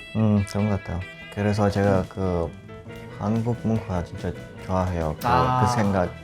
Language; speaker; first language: Korean; non-native, learner; Italian